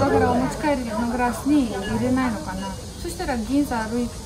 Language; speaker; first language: Japanese; non-native, fluent; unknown